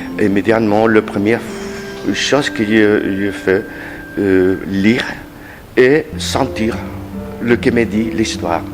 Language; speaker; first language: French; non-native, learner; Spanish